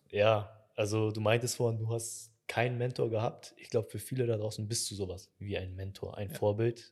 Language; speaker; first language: German; early bilingual, other home language; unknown